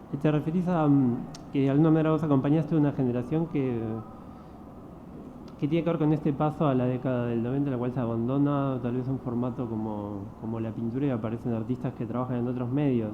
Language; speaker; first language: Spanish; native; Spanish